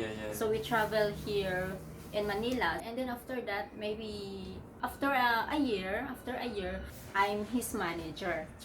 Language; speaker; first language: English; non-native, local second language; Filipino